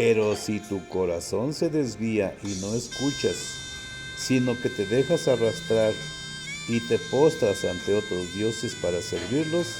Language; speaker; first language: Spanish; native; Spanish